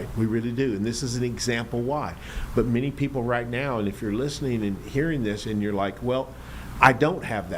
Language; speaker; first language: English; native; English